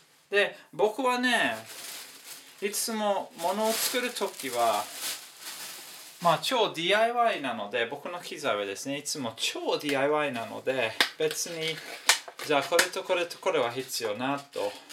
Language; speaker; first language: Japanese; non-native, learner; English